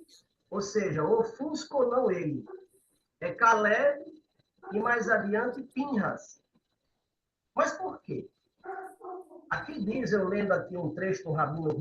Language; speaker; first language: Portuguese; native; Portuguese